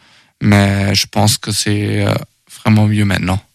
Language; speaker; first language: French; non-native, learner; German